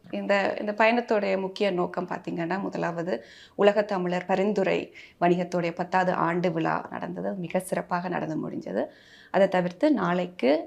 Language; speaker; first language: Tamil; early bilingual, heritage; Tamil